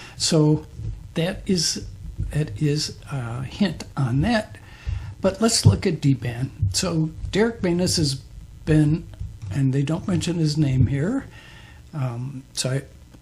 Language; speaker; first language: English; native; English